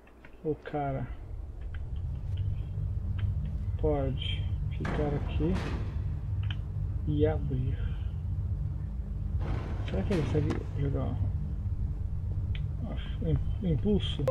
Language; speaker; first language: Portuguese; native; Portuguese